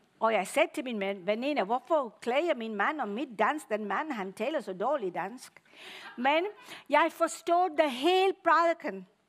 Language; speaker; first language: Danish; non-native, fluent; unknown